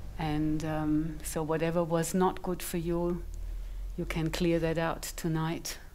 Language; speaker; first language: English; non-native, fluent; German